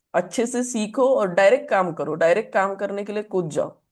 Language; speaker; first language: Hindi; non-native, local second language; Marathi